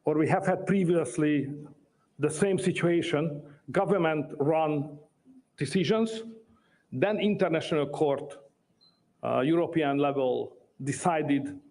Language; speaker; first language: English; non-native, fluent; Hungarian